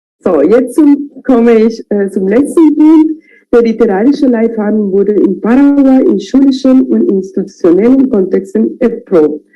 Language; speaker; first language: German; non-native, fluent; Spanish